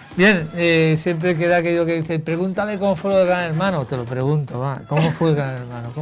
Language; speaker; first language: Spanish; non-native, local second language; Catalan